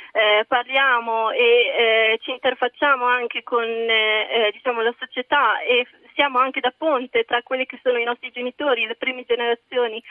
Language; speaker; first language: Italian; early bilingual, other home language; Arabic